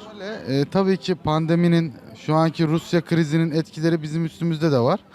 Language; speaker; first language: Turkish; native; Turkish